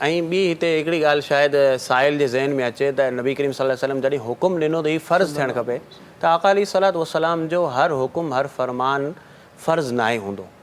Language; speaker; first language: Sindhi; non-native, local second language; Marwari